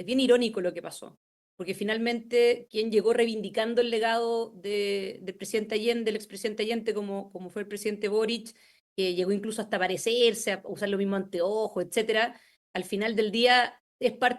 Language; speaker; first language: Spanish; native; Spanish